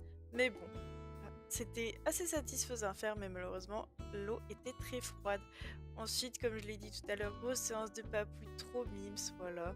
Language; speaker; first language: French; native; French